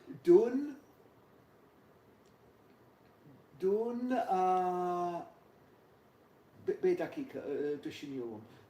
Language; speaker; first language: Turkish; non-native, learner; English